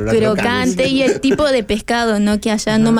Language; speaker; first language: Spanish; early bilingual, heritage; Spanish